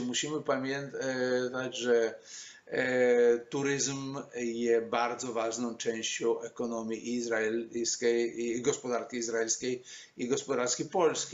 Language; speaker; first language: Polish; non-native, learner; Hebrew